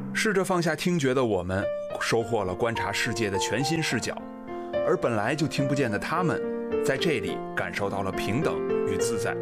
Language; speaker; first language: Chinese; native; Chinese